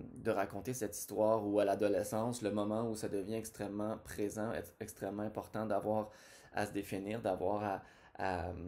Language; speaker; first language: French; native; French